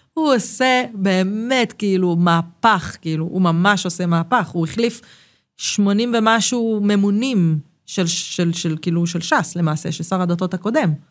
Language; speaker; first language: Hebrew; native; Hebrew